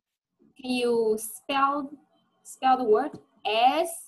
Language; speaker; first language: English; non-native, fluent; Vietnamese